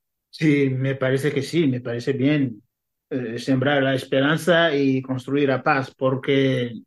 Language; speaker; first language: Spanish; non-native, fluent; Kinyarwanda